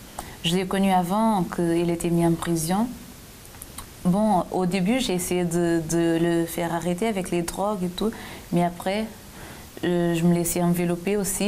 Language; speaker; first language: French; non-native, fluent; Portuguese